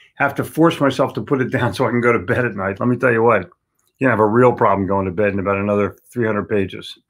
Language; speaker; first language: English; native; English